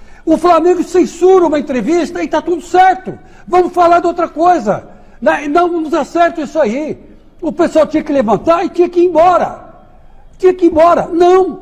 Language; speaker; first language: Portuguese; native; Portuguese